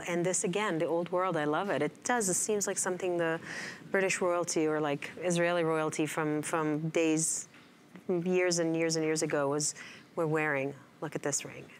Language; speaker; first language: English; non-native, fluent; Hebrew